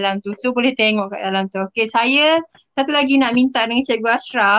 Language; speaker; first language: Malay; native; Malay